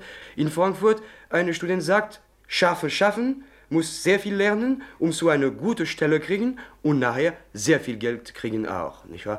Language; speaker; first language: German; non-native, learner; French